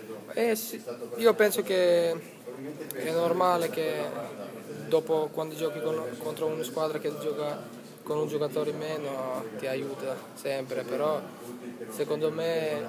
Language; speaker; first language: Italian; non-native, fluent; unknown